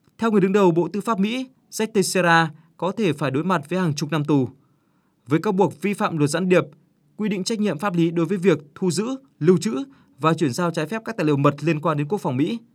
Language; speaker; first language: Vietnamese; native; Vietnamese